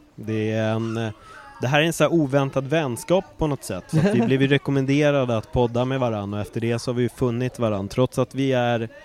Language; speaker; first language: Swedish; native; Swedish